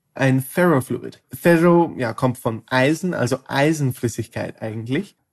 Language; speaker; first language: German; non-native, fluent; English